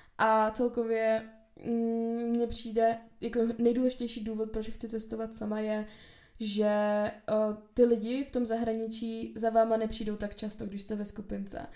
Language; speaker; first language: Czech; native; Czech